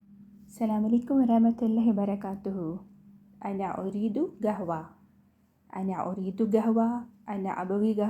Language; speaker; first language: Arabic; non-native, fluent; Urdu